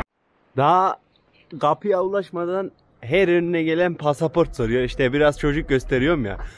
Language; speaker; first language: Turkish; native; Turkish